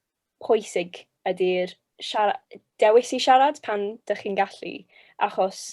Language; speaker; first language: Welsh; non-native, local second language; English